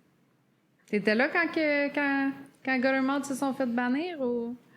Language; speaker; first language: French; native; French